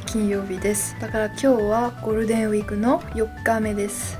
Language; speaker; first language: Japanese; non-native, learner; French